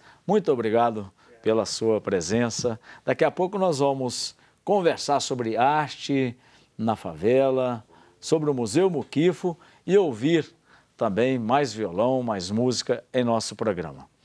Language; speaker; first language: Portuguese; native; Portuguese